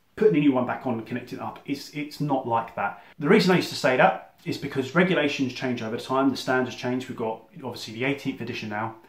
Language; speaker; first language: English; native; English